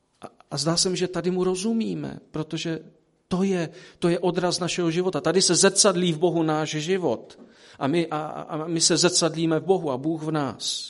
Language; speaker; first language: Czech; native; Czech